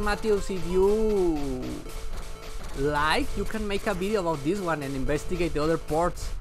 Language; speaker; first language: English; non-native, fluent; Spanish